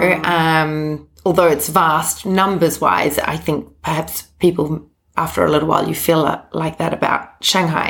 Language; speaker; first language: English; native; English